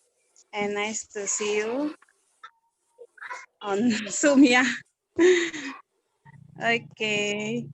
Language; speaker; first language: English; non-native, learner; Indonesian